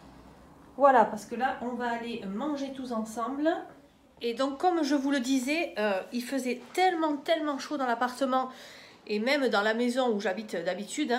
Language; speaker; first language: French; native; French